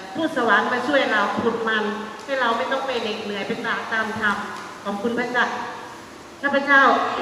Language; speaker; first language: Thai; non-native, local second language; Northeastern Thai